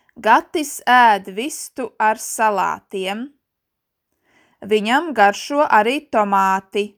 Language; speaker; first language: Latvian; native; Latvian